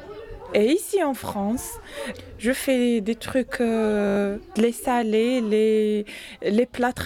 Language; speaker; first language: French; non-native, learner; Arabic